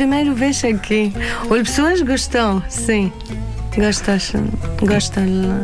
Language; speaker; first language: Portuguese; non-native, learner; Arabic